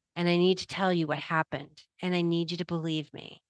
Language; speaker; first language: English; native; English